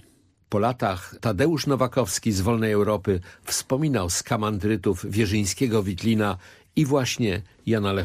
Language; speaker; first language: Polish; native; Polish